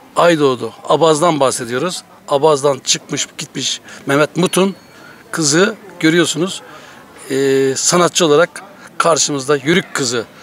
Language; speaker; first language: Turkish; native; Turkish